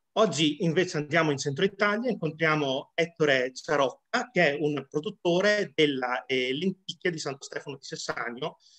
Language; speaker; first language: Italian; native; Italian